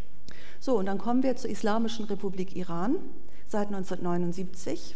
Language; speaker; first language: German; native; German